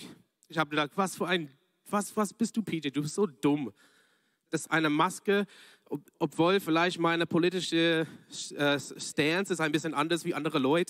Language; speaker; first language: German; non-native, fluent; English